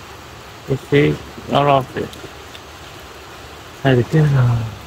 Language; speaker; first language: English; non-native, learner; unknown